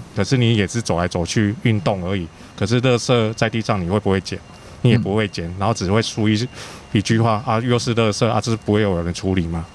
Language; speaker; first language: Chinese; native; Chinese